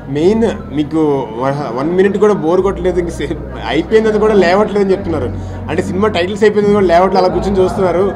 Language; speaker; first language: Telugu; native; Telugu